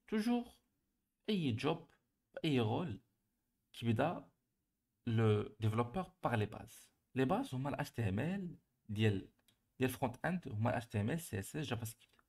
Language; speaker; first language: French; non-native, local second language; Arabic